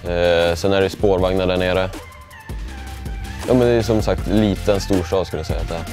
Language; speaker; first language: Swedish; native; Swedish